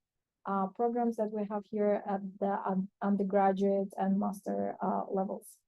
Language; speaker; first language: English; non-native, fluent; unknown